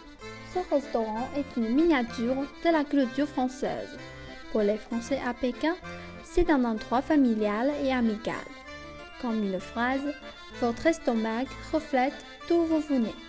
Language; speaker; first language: French; non-native, fluent; Chinese